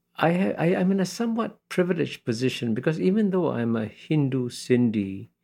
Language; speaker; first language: English; early bilingual, other home language; Hindi